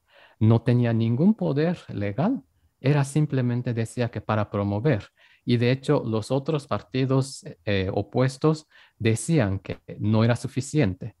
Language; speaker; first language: Spanish; non-native, fluent; Japanese